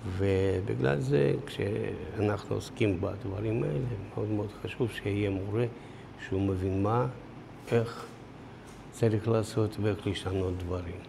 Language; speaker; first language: Hebrew; non-native, fluent; Russian